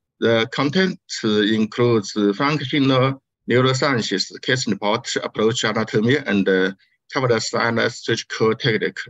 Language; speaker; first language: English; non-native, learner; Chinese